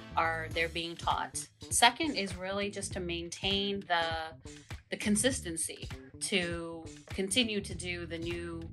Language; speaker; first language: English; native; English